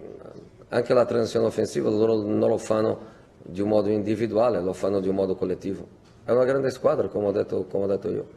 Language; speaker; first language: Italian; non-native, fluent; Portuguese